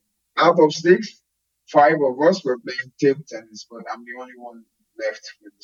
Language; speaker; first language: English; non-native, local second language; Yoruba